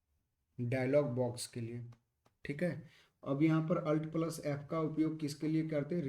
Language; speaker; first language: Hindi; native; Hindi